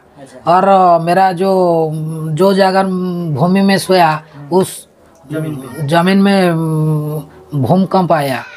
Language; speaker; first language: Hindi; non-native, local second language; Odia